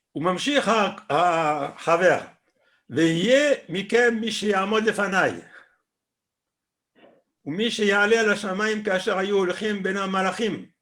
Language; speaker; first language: Hebrew; non-native, fluent; French